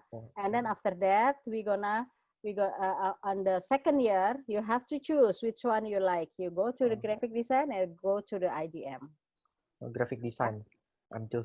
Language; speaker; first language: English; non-native, learner; Indonesian